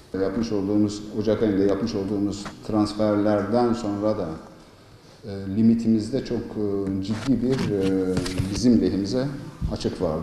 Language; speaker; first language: Turkish; native; Turkish